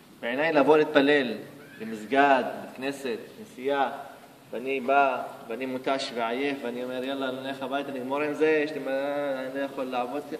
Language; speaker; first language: Hebrew; non-native, local second language; Arabic